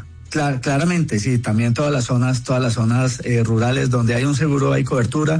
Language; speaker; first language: Spanish; native; Spanish